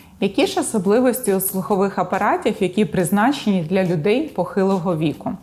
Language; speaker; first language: Ukrainian; native; Ukrainian